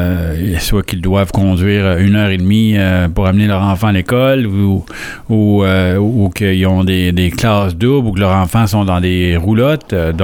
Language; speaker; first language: French; native; French